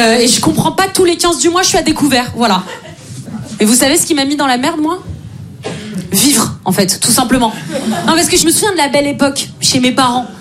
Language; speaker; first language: French; native; French